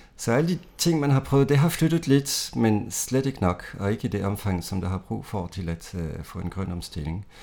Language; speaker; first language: Danish; non-native, fluent; French